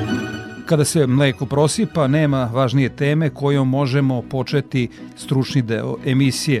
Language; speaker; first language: Serbian; native; Serbian